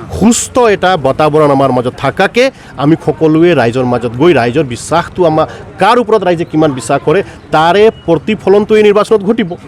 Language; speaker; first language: Assamese; non-native, local second language; Hindi